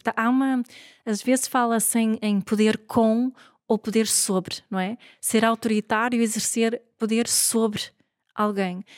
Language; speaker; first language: Portuguese; non-native, fluent; Swedish